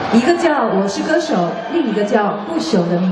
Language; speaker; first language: Chinese; native; Chinese